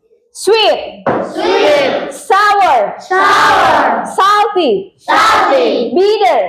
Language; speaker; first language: English; non-native, local second language; Indonesian